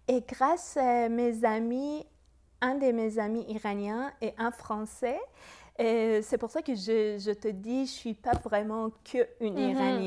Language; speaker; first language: French; non-native, fluent; Persian